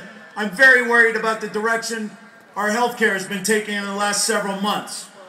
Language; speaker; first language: English; native; English